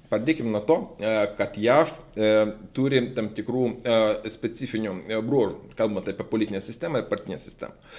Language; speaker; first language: Lithuanian; non-native, local second language; Russian